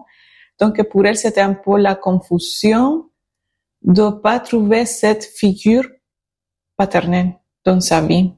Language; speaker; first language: French; non-native, learner; Spanish